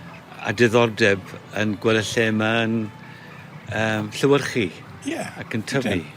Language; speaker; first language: Welsh; native; Welsh